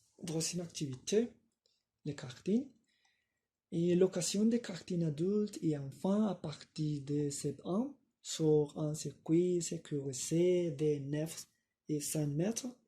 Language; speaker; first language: French; non-native, learner; Spanish